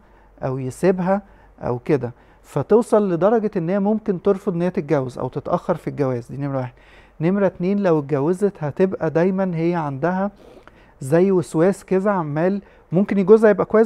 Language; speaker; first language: Arabic; native; Arabic